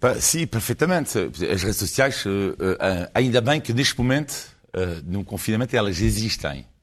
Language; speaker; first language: Portuguese; non-native, fluent; French